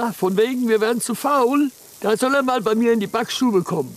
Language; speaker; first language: German; native; German